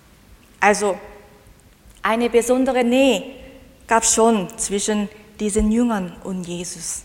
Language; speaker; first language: German; non-native, fluent; Korean